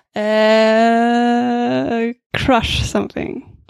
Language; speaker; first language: English; non-native, fluent; Swedish